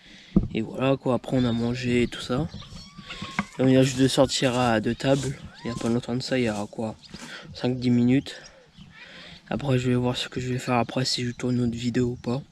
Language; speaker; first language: French; native; French